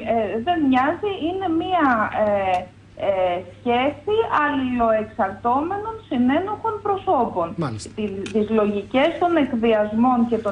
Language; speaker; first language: Greek; native; Greek